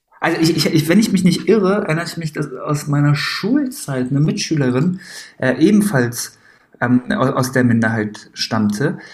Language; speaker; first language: German; early bilingual, other home language; Persian